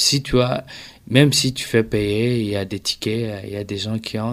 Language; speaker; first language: French; non-native, local second language; Rundi